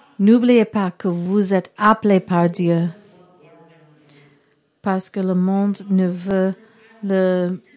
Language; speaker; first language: French; non-native, learner; English